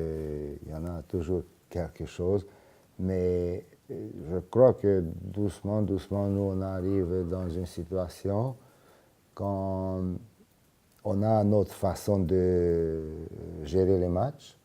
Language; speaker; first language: French; non-native, fluent; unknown